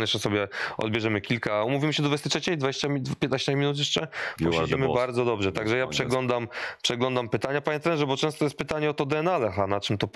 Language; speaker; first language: Polish; native; Polish